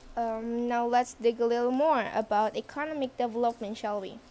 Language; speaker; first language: English; non-native, fluent; Indonesian